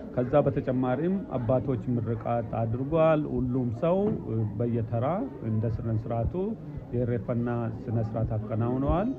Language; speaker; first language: Amharic; non-native, local second language; Oromo